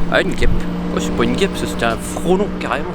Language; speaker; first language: French; native; French